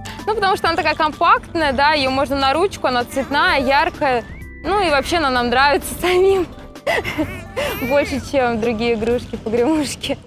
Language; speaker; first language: Russian; native; Russian